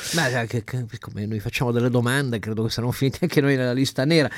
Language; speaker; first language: Italian; native; Italian